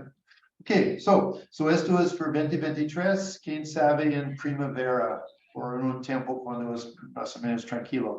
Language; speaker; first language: Spanish; non-native, learner; English